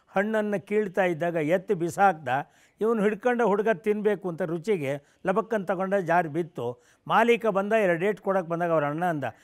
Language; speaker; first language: Kannada; non-native, local second language; Tamil